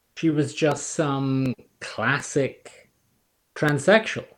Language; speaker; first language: English; native; English